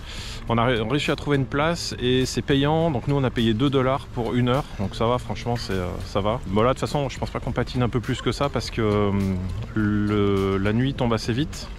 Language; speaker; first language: French; native; French